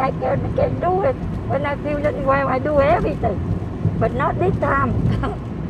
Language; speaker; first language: English; non-native, learner; Vietnamese